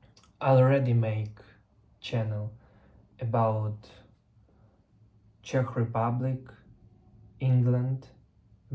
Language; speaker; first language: English; non-native, learner; Russian